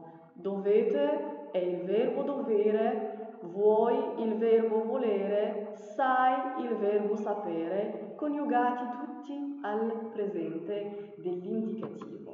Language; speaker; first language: Italian; non-native, fluent; Arabic